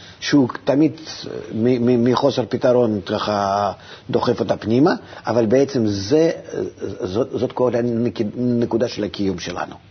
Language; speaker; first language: Hebrew; non-native, fluent; Russian